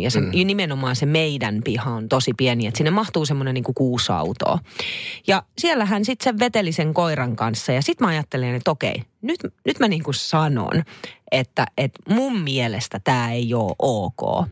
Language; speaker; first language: Finnish; native; Finnish